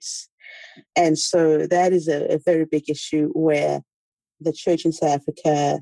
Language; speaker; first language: English; non-native, local second language; Xhosa